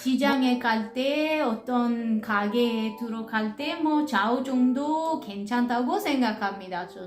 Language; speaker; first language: Korean; non-native, learner; Italian